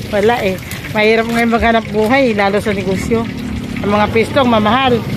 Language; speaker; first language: Filipino; non-native, local second language; Waray